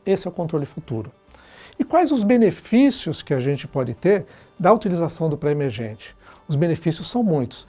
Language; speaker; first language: Portuguese; native; Portuguese